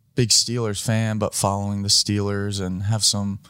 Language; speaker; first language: English; native; English